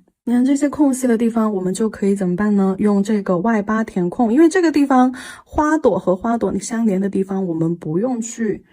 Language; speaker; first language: Chinese; native; Chinese